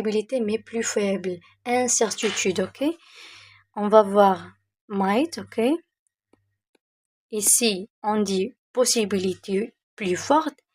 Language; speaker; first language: French; non-native, local second language; Arabic